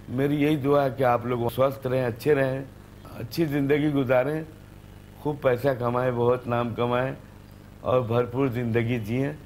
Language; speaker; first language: Hindi; non-native, local second language; Urdu